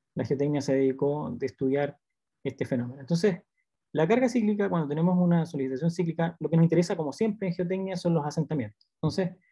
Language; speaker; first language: Spanish; native; Spanish